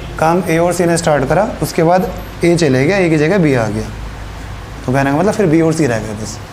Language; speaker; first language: Hindi; native; Hindi